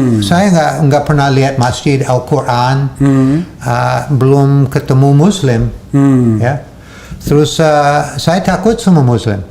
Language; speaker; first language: Indonesian; non-native, fluent; English